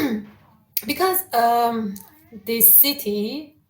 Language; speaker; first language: English; non-native, learner; Persian